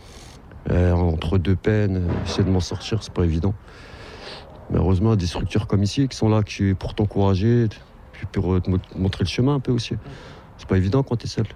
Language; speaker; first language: French; native; French